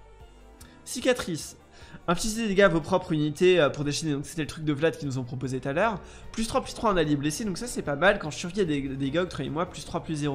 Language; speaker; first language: French; native; French